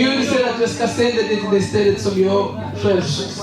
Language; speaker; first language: Swedish; non-native, learner; Swahili